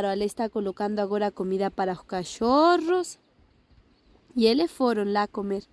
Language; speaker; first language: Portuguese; non-native, learner; Spanish